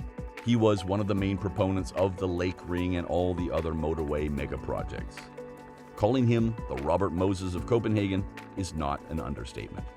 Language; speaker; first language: English; native; English